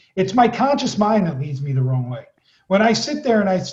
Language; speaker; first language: English; native; English